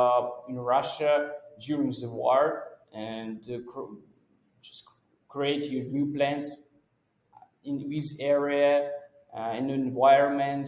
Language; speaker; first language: English; non-native, fluent; Russian